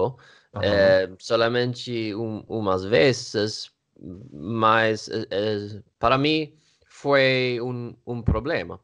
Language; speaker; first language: Portuguese; non-native, learner; Swedish